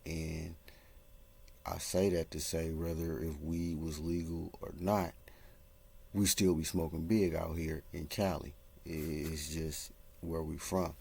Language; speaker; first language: English; native; English